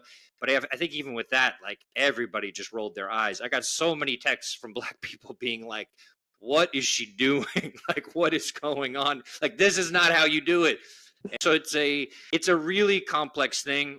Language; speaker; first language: English; native; English